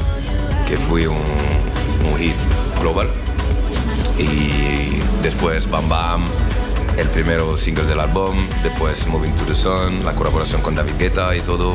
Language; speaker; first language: Spanish; non-native, learner; French